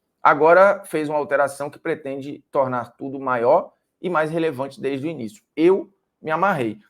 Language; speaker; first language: Portuguese; native; Portuguese